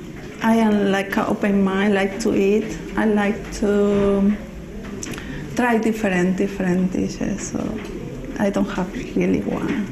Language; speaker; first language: English; non-native, learner; Spanish